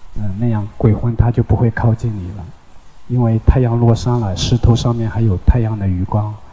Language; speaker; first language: Chinese; non-native, local second language; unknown